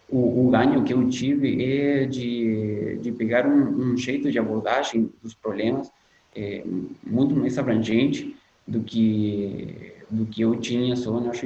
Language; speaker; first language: Portuguese; non-native, fluent; Spanish